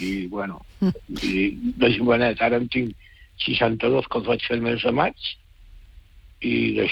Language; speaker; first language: Catalan; native; Catalan